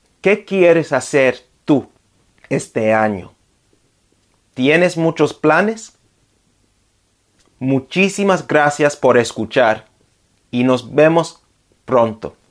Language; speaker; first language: Spanish; non-native, fluent; English